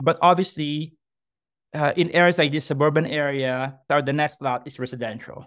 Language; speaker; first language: English; non-native, local second language; Filipino